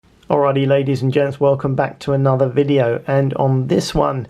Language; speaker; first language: English; native; English